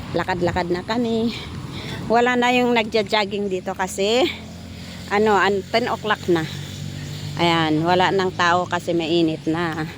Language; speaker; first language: Filipino; non-native, local second language; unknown